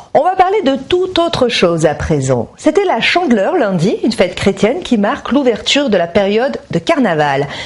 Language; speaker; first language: French; native; French